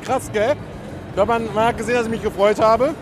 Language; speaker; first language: German; native; German